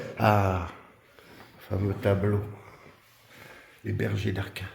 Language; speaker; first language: French; native; French